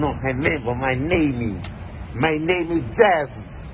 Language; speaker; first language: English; non-native, learner; Portuguese